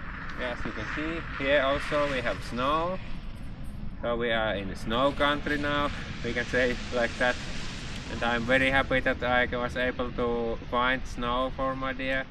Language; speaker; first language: English; non-native, learner; Finnish